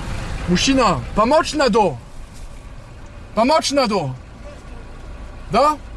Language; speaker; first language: Russian; non-native, learner; French